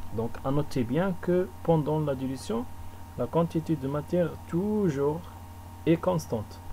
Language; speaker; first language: French; non-native, local second language; Arabic